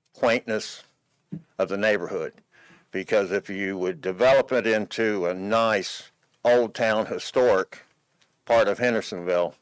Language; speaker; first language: English; native; English